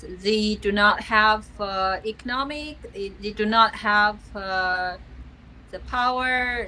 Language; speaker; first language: English; non-native, fluent; Chinese